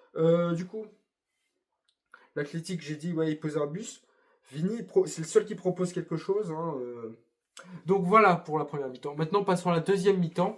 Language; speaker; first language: French; native; French